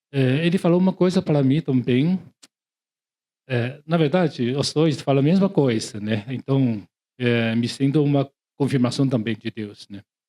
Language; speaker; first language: Portuguese; non-native, learner; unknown